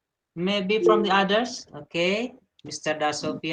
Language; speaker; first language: English; non-native, learner; Indonesian